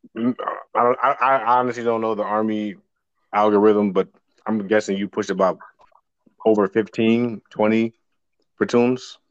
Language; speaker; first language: English; native; English